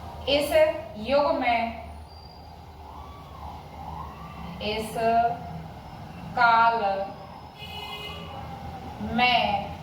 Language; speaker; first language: Hindi; native; Hindi